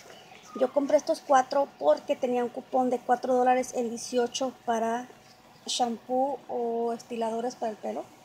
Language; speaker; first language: Spanish; native; Spanish